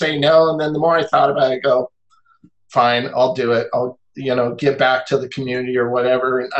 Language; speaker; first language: English; native; English